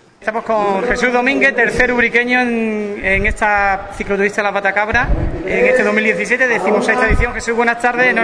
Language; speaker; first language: Spanish; native; Spanish